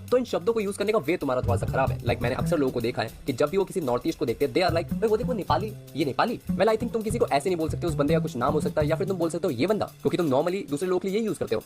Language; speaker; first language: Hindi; non-native, local second language; Assamese